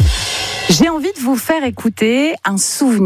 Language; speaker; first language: French; native; French